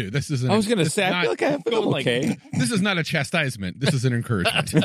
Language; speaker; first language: English; native; English